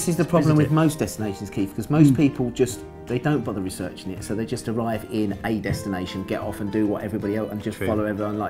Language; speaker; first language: English; native; English